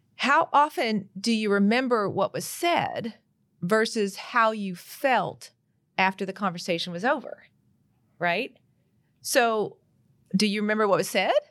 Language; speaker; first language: English; native; English